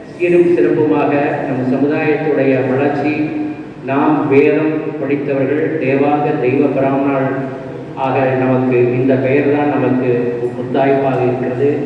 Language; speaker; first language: Tamil; non-native, local second language; Kannada